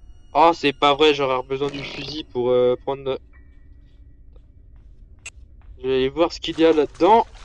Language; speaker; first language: French; native; French